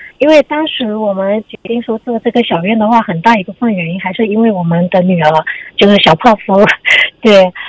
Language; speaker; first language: Chinese; native; Chinese